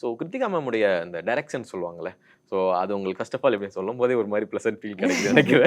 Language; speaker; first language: Tamil; native; Tamil